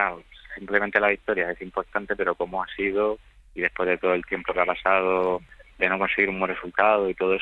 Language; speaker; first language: Spanish; native; Spanish